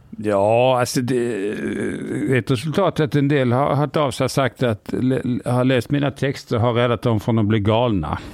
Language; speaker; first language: Swedish; native; Swedish